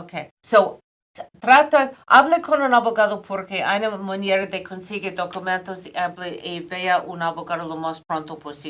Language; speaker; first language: Spanish; non-native, fluent; English